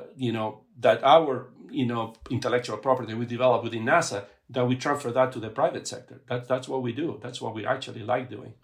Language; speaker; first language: English; non-native, fluent; Spanish